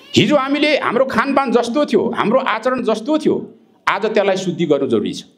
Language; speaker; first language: Nepali; non-native, local second language; Limbu